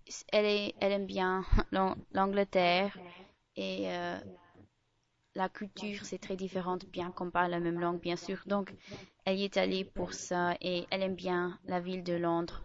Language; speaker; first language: French; non-native, fluent; English